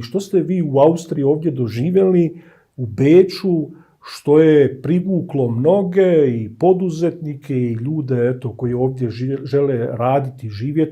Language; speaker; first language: Bosnian; native; Bosnian